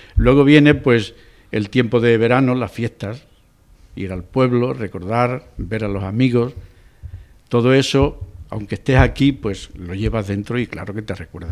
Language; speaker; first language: Spanish; native; Spanish